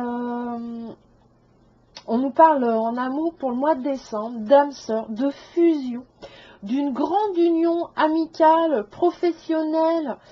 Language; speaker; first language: French; native; French